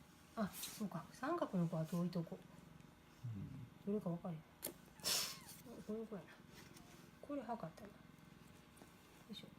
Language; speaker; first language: Japanese; native; Japanese